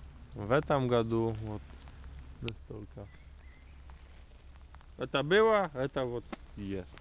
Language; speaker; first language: Russian; non-native, fluent; Polish